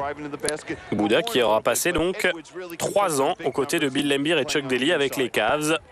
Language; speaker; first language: French; native; French